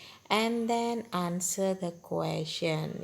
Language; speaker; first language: English; non-native, local second language; Indonesian